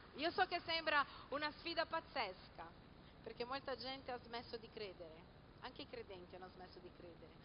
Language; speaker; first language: Italian; non-native, fluent; Portuguese